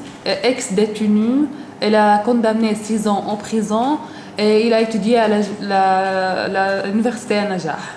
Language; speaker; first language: French; non-native, learner; Arabic